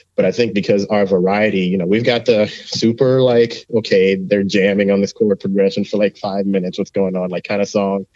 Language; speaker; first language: English; native; English